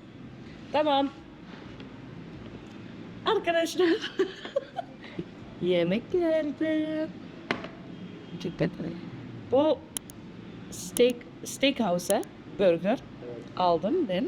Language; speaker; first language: Turkish; non-native, learner; Dutch